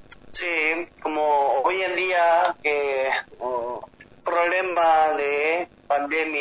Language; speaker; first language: Spanish; non-native, learner; Korean